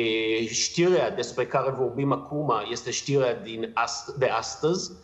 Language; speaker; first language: Romanian; non-native, learner; Hebrew